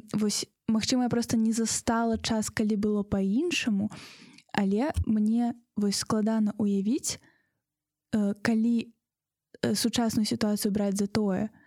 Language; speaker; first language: Belarusian; non-native, local second language; Russian